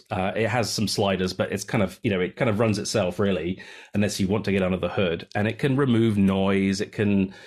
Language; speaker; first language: English; native; English